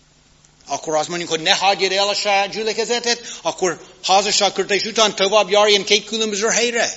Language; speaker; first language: Hungarian; non-native, learner; English